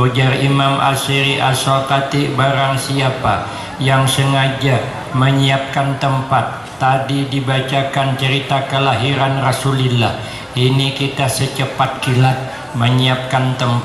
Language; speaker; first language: Indonesian; non-native, local second language; Banjar